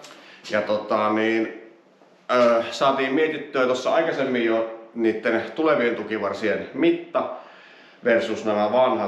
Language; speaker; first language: Finnish; native; Finnish